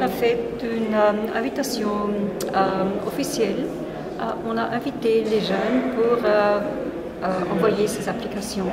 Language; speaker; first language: French; non-native, fluent; Spanish